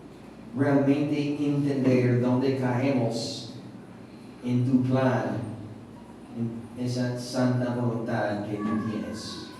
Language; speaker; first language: Spanish; non-native, fluent; English